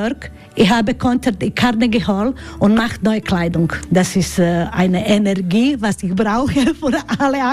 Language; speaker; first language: German; non-native, learner; Croatian